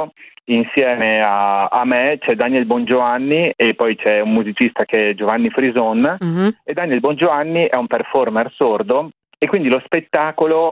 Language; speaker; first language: Italian; native; Italian